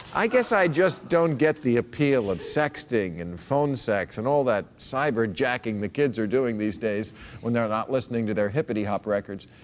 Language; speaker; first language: English; native; English